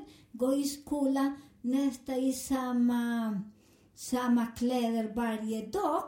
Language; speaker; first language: Swedish; non-native, learner; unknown